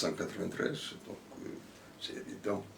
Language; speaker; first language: French; non-native, fluent; Icelandic